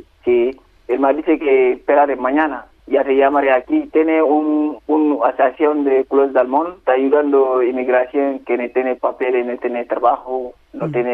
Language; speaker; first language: Spanish; non-native, learner; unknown